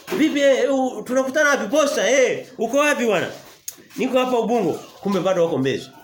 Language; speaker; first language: Swahili; native; Swahili